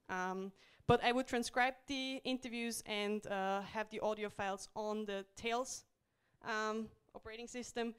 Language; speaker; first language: English; non-native, fluent; German